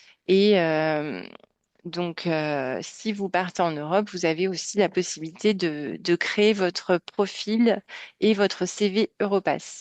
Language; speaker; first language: French; native; French